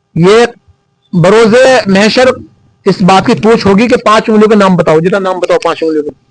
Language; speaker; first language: Urdu; native; Urdu